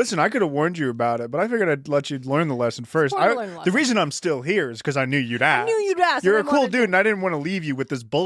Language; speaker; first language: English; native; English